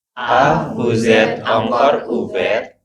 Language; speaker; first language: French; non-native, learner; Indonesian